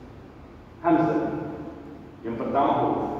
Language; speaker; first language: Indonesian; non-native, learner; Arabic